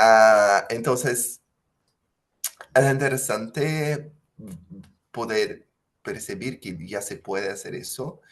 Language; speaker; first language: Spanish; non-native, fluent; Portuguese